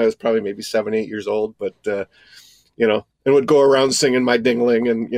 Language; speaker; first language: English; native; English